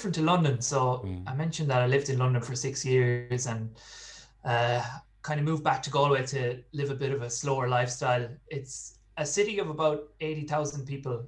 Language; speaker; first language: English; native; English